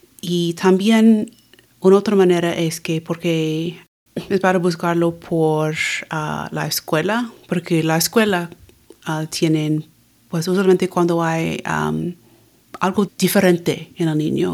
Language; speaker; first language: Spanish; early bilingual, heritage; Spanish